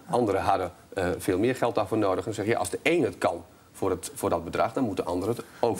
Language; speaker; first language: Dutch; native; Dutch